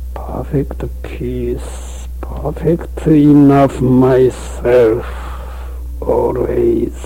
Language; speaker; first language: English; non-native, learner; Japanese